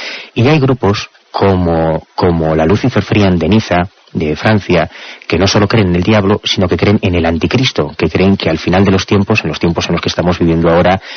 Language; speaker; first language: Spanish; native; Spanish